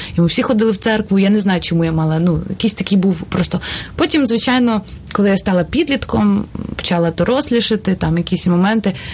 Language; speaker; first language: Ukrainian; non-native, local second language; Russian